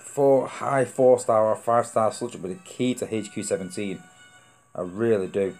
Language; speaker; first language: English; native; English